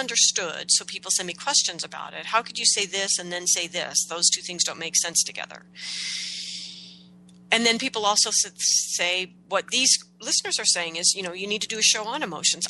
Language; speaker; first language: English; native; English